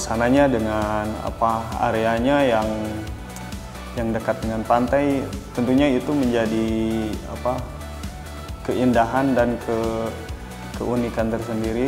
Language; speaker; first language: Indonesian; native; Indonesian